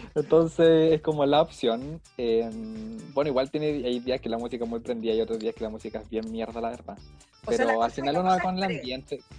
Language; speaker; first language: Spanish; native; Spanish